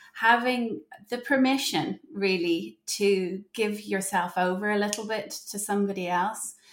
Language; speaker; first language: English; native; English